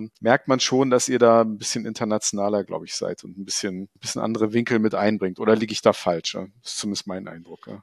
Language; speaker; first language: German; native; German